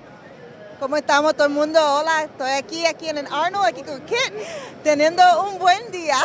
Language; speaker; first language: Spanish; early bilingual, heritage; Spanish